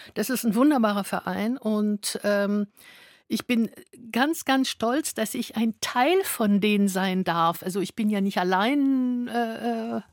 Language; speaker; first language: German; non-native, fluent; French